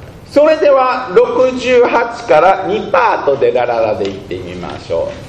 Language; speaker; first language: Japanese; native; Japanese